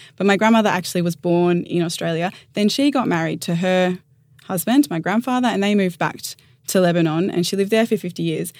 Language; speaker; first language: English; native; English